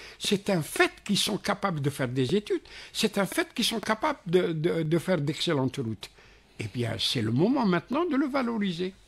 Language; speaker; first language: French; non-native, local second language; Arabic